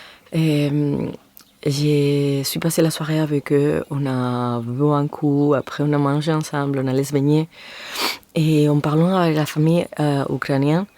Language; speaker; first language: French; non-native, fluent; Spanish